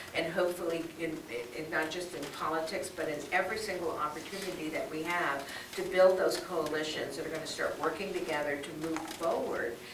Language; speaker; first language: English; native; English